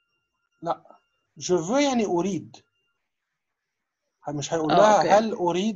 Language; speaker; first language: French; non-native, fluent; Arabic